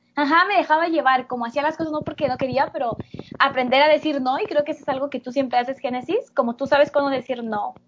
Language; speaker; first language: Spanish; native; Spanish